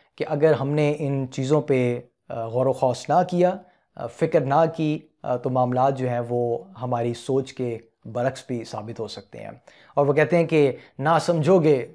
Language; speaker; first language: Urdu; native; Urdu